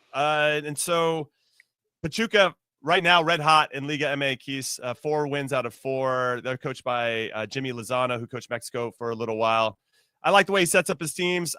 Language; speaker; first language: English; native; English